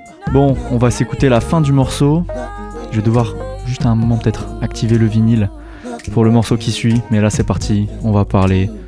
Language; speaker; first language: French; native; French